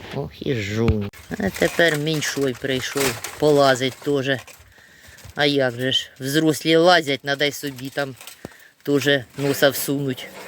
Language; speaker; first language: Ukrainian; native; Ukrainian